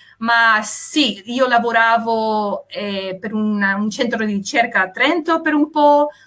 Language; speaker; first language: Italian; non-native, fluent; Spanish